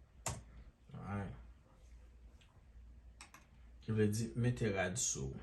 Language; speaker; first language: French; non-native, local second language; Haitian Creole